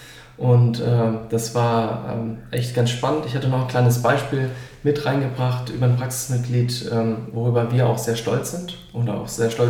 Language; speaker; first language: German; native; German